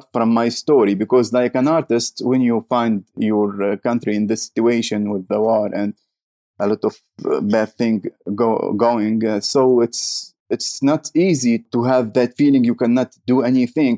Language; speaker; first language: English; non-native, learner; Arabic